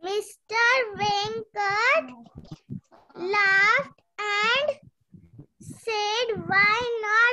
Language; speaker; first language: English; non-native, learner; Hindi